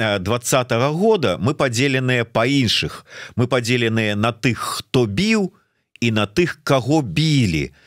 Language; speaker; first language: Belarusian; non-native, local second language; Russian